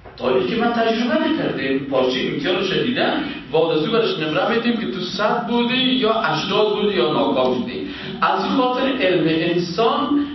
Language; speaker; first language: Persian; native; Persian